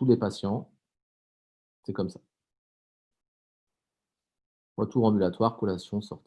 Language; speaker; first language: French; native; French